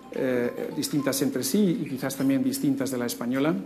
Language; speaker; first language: Spanish; native; Spanish